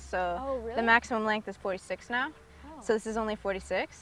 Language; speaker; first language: English; native; English